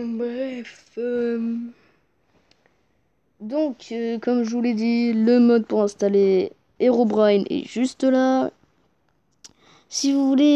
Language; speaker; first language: French; native; French